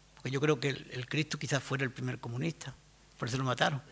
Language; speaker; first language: Spanish; native; Spanish